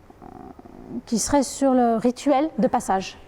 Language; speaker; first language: French; native; French